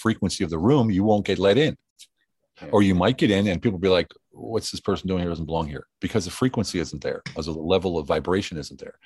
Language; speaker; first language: English; native; English